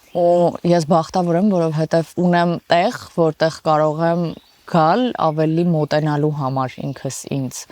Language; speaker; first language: Armenian; native; Armenian